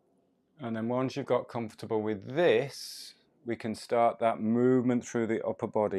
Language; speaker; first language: English; native; English